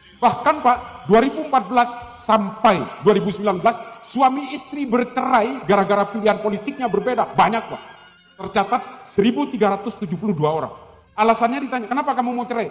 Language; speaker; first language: Indonesian; non-native, local second language; Madurese